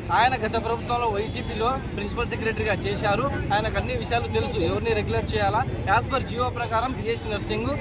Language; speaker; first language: Telugu; native; Telugu